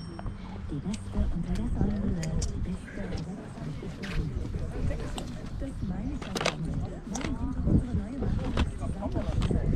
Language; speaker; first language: German; native; German